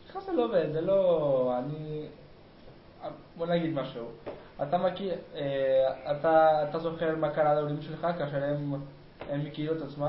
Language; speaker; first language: Hebrew; non-native, learner; Spanish